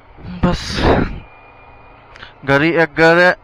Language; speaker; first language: Hindi; non-native, local second language; Bangla